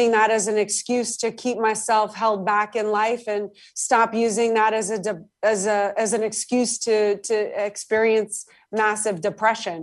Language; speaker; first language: English; native; English